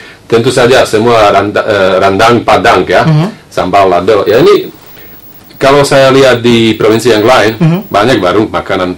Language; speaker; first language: Indonesian; non-native, fluent; Slovak